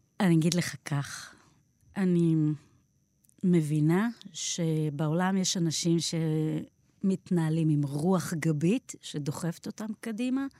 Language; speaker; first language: Hebrew; native; Hebrew